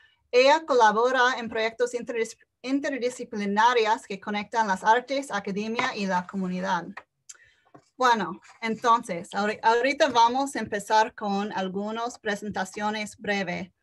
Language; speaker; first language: Spanish; non-native, fluent; English